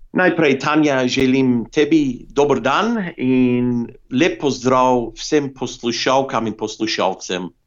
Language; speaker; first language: Slovenian; early bilingual, heritage; Slovenian